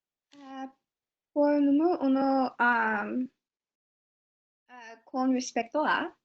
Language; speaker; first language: Spanish; non-native, learner; English